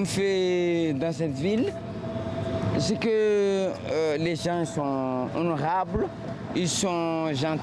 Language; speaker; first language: French; non-native, local second language; Comorian